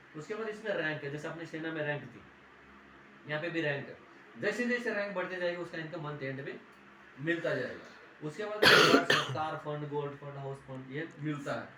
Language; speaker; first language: Hindi; non-native, local second language; Marathi